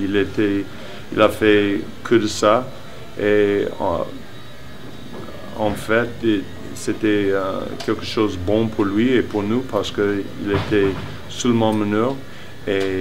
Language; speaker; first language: French; non-native, learner; English